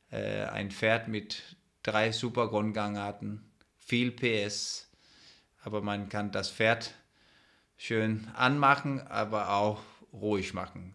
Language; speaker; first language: German; non-native, fluent; Danish